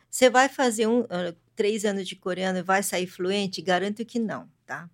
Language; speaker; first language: Portuguese; early bilingual, other home language; Korean